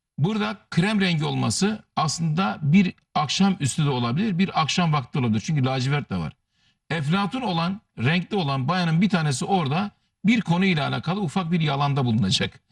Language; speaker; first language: Turkish; native; Turkish